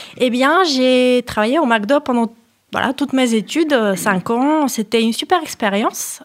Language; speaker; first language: French; non-native, fluent; Bulgarian